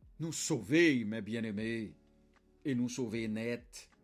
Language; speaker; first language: French; non-native, local second language; Haitian Creole